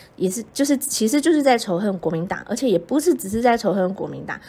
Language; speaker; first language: Chinese; native; Chinese